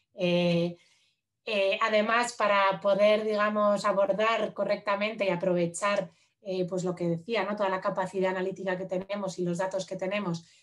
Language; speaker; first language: Spanish; native; Spanish